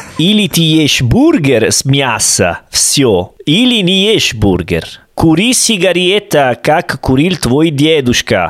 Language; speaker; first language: Russian; non-native, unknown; Italian